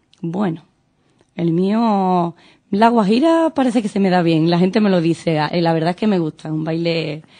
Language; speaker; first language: Spanish; native; Spanish